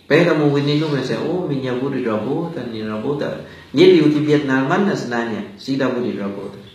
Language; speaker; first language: Russian; non-native, fluent; Thai